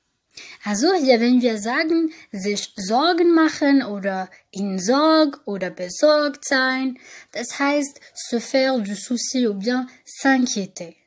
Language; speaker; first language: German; non-native, fluent; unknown